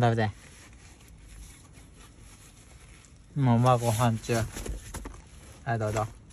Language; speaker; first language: Japanese; native; Japanese